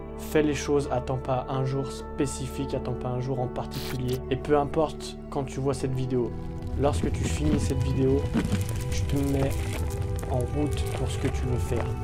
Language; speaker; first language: French; native; French